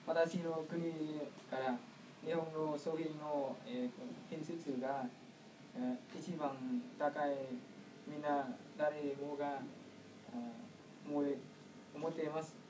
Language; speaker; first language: Japanese; non-native, learner; Vietnamese